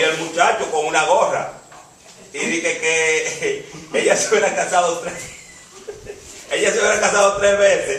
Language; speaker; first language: Spanish; native; Spanish